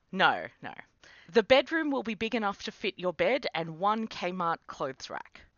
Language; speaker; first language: English; native; English